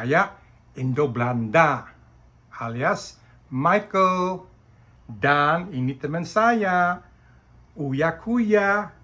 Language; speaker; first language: Indonesian; early bilingual, heritage; Dutch